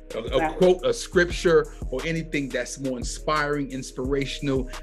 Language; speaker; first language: English; native; English